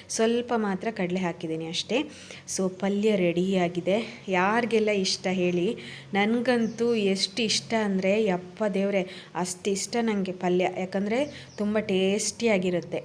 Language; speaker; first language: Kannada; non-native, local second language; Tulu